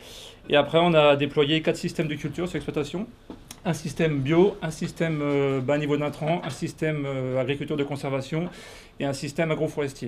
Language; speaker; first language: French; native; French